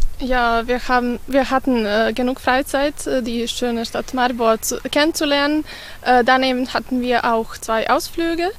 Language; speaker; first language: German; non-native, fluent; Serbian